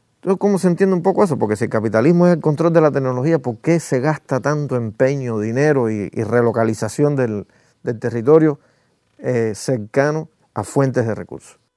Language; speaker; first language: Spanish; native; Spanish